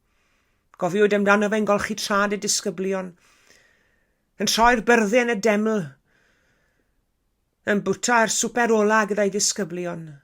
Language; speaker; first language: Welsh; native; Welsh